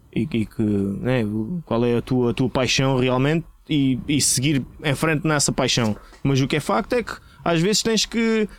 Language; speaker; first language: Portuguese; native; Portuguese